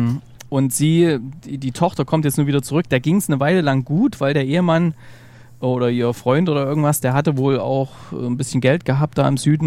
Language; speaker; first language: German; native; German